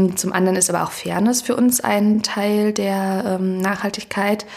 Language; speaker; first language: German; native; German